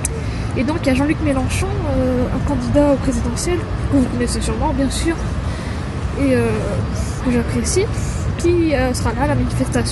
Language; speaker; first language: French; native; French